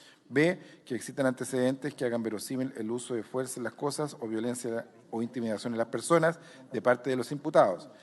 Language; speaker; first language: Spanish; native; Spanish